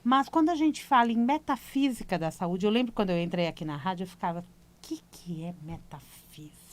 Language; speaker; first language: Portuguese; native; Portuguese